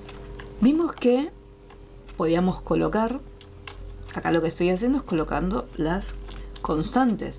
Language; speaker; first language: Spanish; native; Spanish